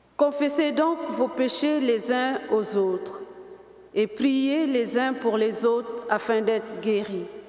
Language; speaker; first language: French; native; French